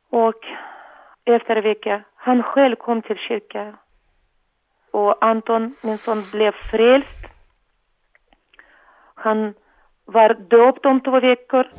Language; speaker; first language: Swedish; non-native, fluent; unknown